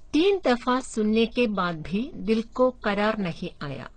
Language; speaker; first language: Hindi; non-native, local second language; Malayalam